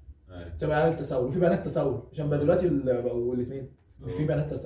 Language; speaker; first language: Arabic; native; Arabic